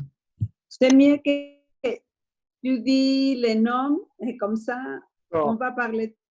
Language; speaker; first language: French; non-native, learner; Spanish